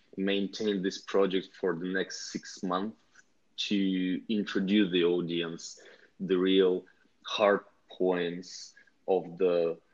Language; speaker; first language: English; non-native, fluent; Russian